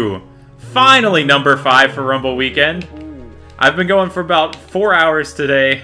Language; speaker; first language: English; native; English